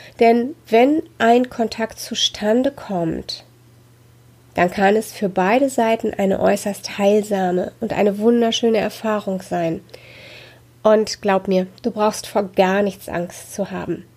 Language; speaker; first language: German; native; German